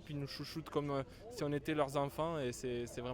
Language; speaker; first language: French; native; French